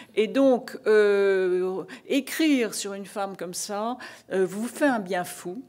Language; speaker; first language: French; native; French